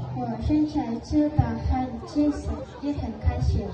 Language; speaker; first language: Chinese; non-native, learner; Indonesian